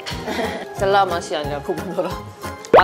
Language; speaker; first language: Filipino; non-native, learner; Korean